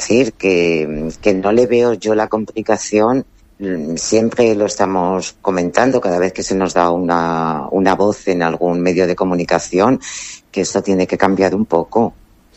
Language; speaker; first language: Spanish; native; Spanish